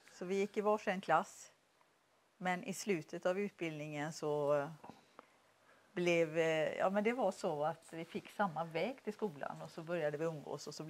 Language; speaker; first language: Swedish; native; Swedish